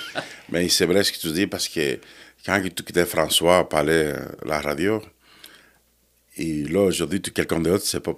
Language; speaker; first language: French; non-native, fluent; Spanish